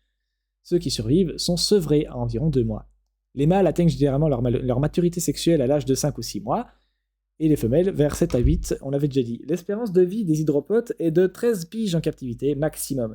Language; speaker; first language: French; native; French